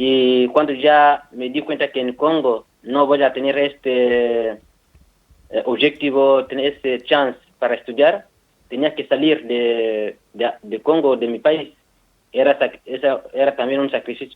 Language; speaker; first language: Spanish; non-native, fluent; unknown